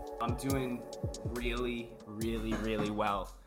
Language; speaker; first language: English; native; English